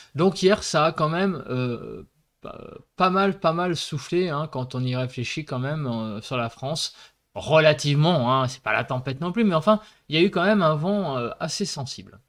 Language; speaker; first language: French; native; French